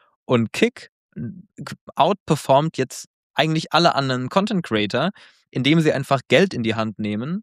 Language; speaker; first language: German; native; German